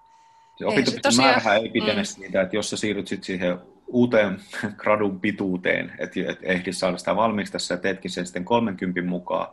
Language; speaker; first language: Finnish; native; Finnish